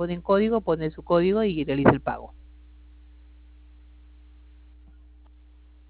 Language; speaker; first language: Spanish; native; Spanish